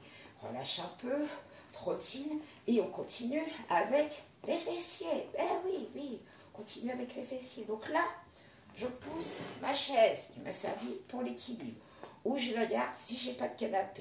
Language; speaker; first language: French; native; French